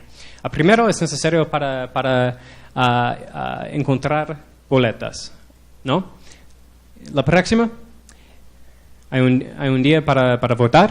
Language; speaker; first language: Spanish; non-native, learner; English